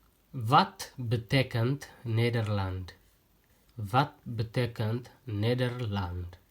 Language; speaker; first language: Dutch; non-native, learner; Tigrinya